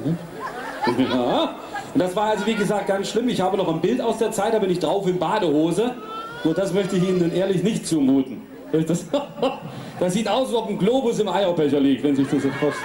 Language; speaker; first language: German; native; German